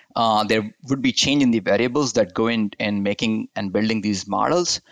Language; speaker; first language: English; non-native, local second language; Hindi